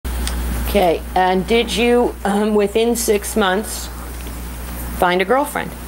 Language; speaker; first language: English; native; English